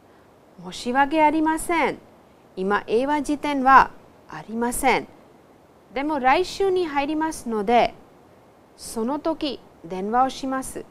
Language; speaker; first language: Japanese; non-native, fluent; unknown